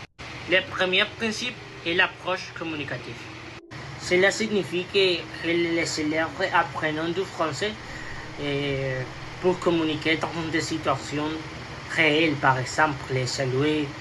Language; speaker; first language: French; non-native, fluent; Spanish